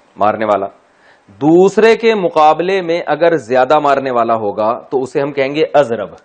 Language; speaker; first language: Urdu; native; Urdu